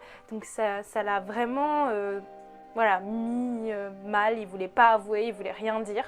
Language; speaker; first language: French; native; French